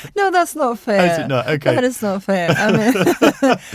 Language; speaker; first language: English; non-native, fluent; Turkish